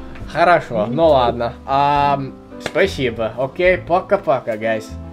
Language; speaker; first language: Russian; non-native, learner; English